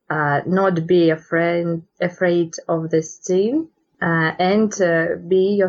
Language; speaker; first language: English; non-native, learner; Russian